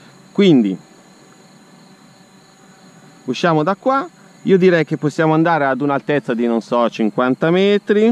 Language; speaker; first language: Italian; native; Italian